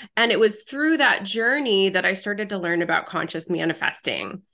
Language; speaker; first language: English; early bilingual, other home language; French